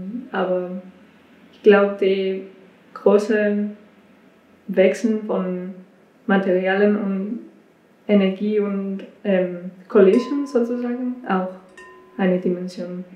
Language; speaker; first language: German; non-native, learner; Spanish